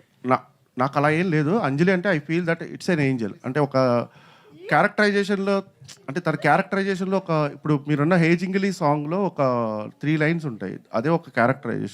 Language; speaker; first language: Telugu; native; Telugu